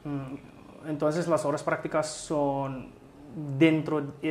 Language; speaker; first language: Spanish; non-native, fluent; English